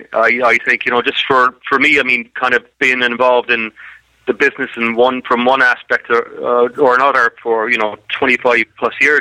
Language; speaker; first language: English; native; English